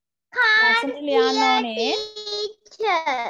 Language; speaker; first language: English; non-native, learner; Sinhala